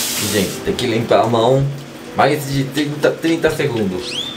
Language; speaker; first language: Portuguese; non-native, learner; Korean